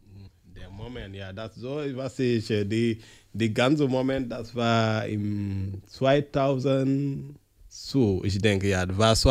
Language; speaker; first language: German; non-native, learner; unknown